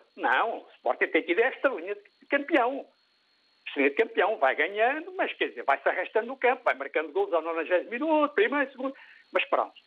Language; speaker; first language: Portuguese; native; Portuguese